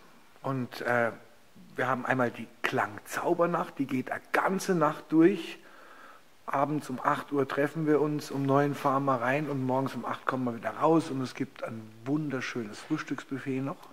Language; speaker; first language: German; native; German